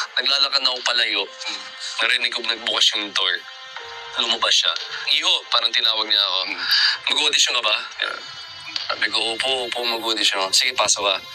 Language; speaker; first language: Filipino; non-native, fluent; English